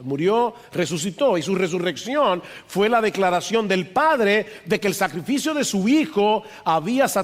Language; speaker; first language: Spanish; native; Spanish